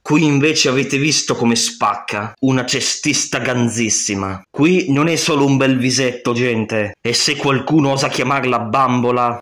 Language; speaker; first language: Italian; native; Italian